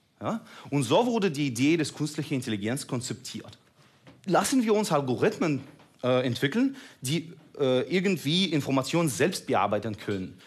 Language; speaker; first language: German; non-native, fluent; Russian